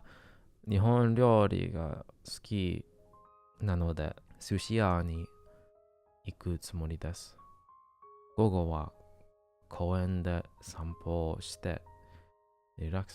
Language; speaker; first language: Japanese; non-native, learner; English